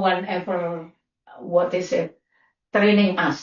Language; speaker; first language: English; non-native, learner; Indonesian